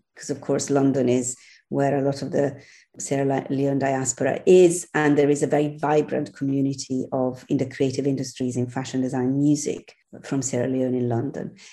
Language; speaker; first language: English; non-native, fluent; Italian